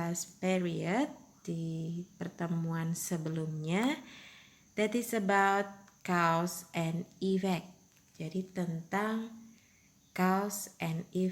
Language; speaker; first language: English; non-native, local second language; Indonesian